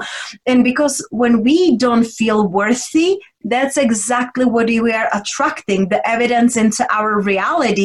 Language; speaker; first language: English; non-native, fluent; Czech